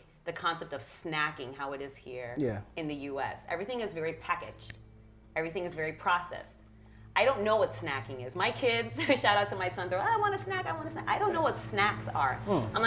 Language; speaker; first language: English; early bilingual, other home language; Russian